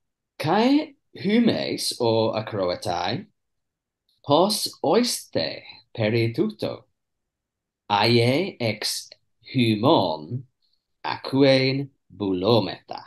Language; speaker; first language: Greek; non-native, fluent; English